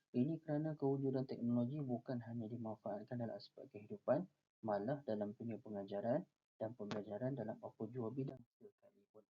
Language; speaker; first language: Malay; native; Malay